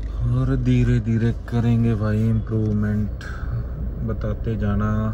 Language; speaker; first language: Hindi; non-native, local second language; Punjabi